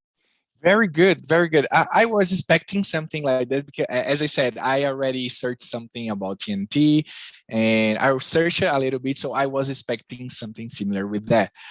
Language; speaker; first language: English; non-native, learner; Portuguese